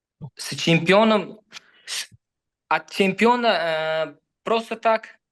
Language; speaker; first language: Russian; non-native, learner; Uzbek